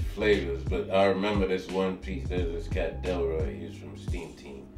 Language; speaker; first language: English; native; English